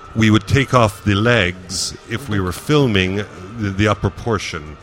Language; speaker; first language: English; native; English